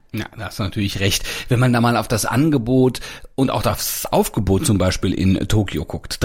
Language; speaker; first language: German; native; German